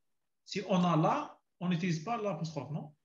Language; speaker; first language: French; non-native, learner; Arabic